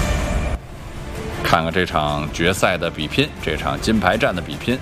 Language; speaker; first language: Chinese; native; Chinese